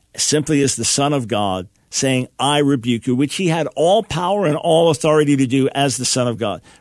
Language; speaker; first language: English; native; English